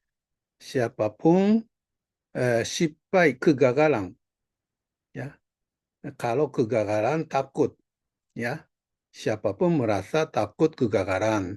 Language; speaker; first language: Indonesian; non-native, fluent; Japanese